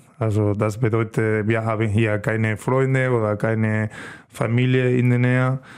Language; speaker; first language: German; non-native, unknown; Spanish